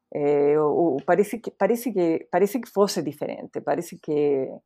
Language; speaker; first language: Portuguese; non-native, fluent; Spanish